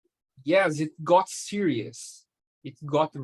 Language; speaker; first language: English; non-native, fluent; Portuguese